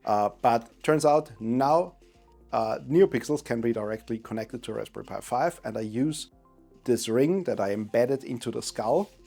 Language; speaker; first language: English; non-native, fluent; German